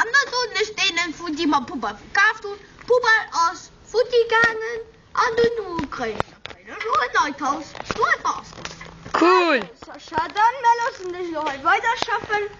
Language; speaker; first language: German; non-native, local second language; Luxembourgish